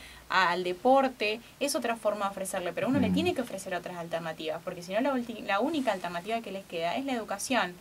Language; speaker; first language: Spanish; native; Spanish